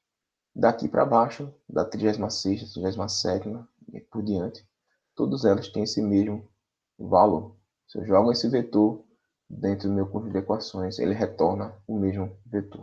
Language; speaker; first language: Portuguese; native; Portuguese